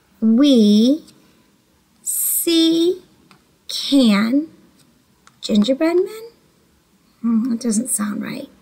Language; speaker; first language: English; native; English